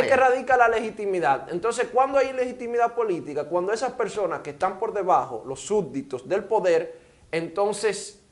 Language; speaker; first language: Spanish; native; Spanish